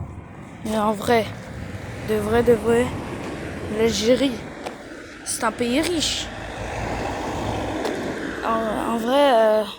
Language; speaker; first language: French; early bilingual, other home language; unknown